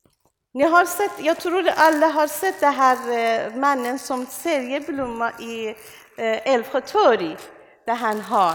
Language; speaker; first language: Swedish; non-native, learner; Persian